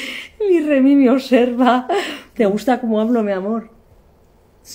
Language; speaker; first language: Spanish; native; Spanish